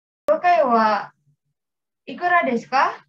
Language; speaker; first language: Japanese; non-native, learner; Indonesian